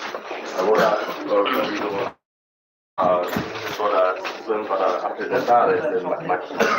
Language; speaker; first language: Spanish; non-native, learner; Chinese